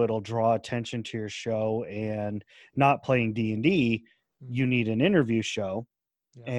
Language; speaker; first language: English; native; English